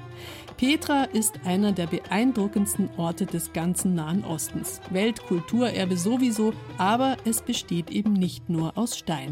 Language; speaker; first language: German; native; German